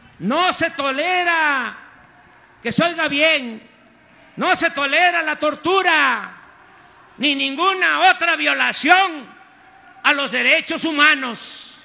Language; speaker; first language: Spanish; native; Spanish